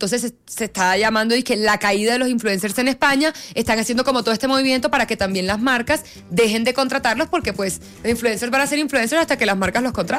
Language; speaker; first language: Spanish; native; Spanish